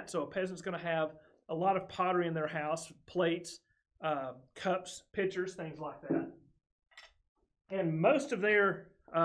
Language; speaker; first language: English; native; English